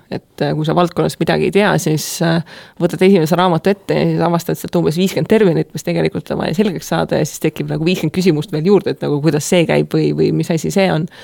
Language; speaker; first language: Estonian; native; Estonian